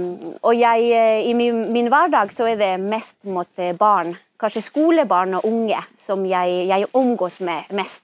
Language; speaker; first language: Norwegian; non-native, fluent; Spanish